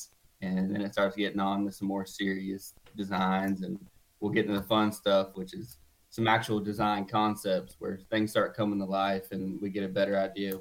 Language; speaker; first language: English; native; English